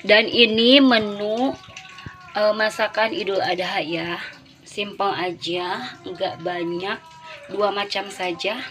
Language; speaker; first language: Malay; non-native, local second language; Sundanese